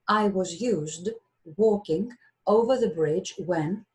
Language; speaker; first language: English; non-native, fluent; Greek